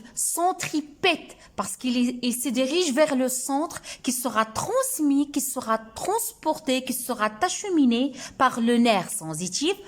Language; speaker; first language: French; non-native, local second language; Arabic